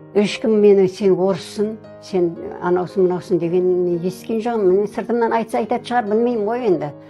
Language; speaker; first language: Kazakh; early bilingual, other home language; Russian